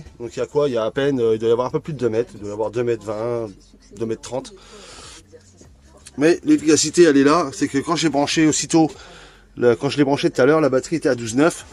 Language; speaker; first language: French; native; French